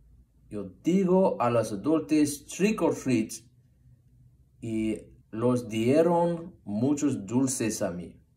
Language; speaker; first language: Spanish; non-native, learner; English